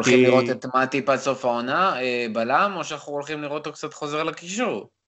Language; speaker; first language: Hebrew; native; Hebrew